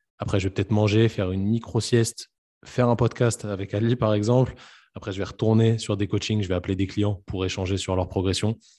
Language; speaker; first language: French; native; French